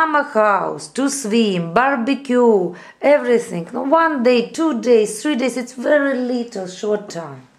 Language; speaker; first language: English; non-native, learner; Russian